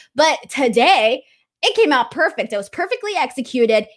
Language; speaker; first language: English; native; English